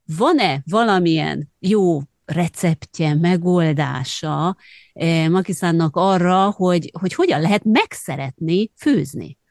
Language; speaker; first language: Hungarian; native; Hungarian